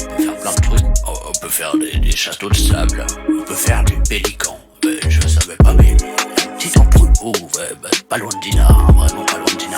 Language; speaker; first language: French; native; French